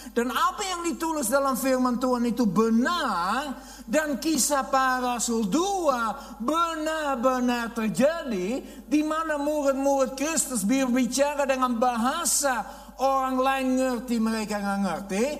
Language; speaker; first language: Indonesian; non-native, fluent; Dutch